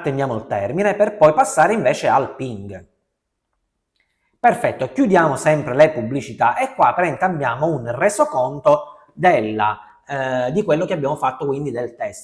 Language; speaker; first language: Italian; native; Italian